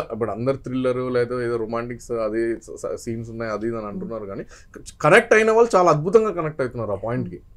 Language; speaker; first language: Telugu; native; Telugu